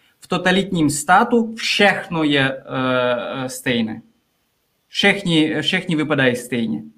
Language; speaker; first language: Czech; non-native, fluent; Russian